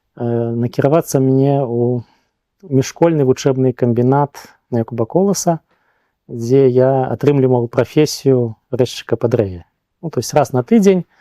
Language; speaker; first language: Belarusian; non-native, local second language; Russian